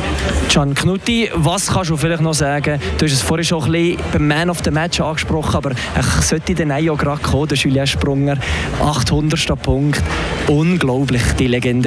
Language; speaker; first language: German; native; German